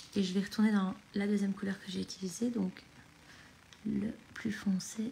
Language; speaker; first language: French; native; French